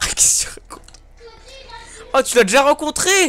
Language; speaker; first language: French; native; French